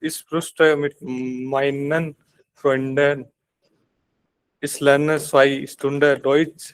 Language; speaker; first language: German; non-native, learner; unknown